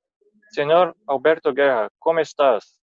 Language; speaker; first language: Spanish; non-native, fluent; Portuguese